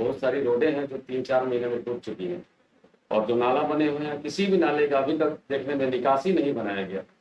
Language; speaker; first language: Hindi; native; Hindi